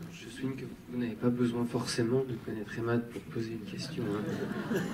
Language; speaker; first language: French; native; French